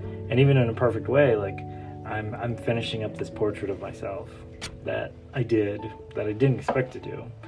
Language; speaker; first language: English; native; English